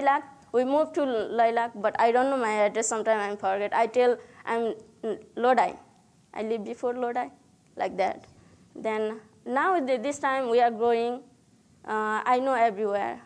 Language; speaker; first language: English; non-native, learner; Nepali